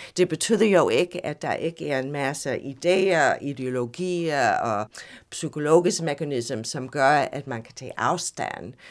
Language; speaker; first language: Danish; non-native, fluent; English